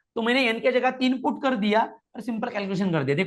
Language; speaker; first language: Hindi; non-native, local second language; Marathi